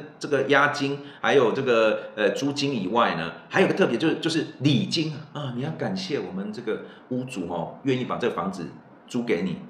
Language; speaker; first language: Chinese; native; Chinese